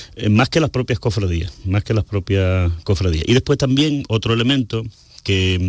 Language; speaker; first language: Spanish; native; Spanish